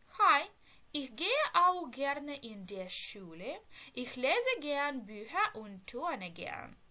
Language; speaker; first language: German; non-native, fluent; Ukrainian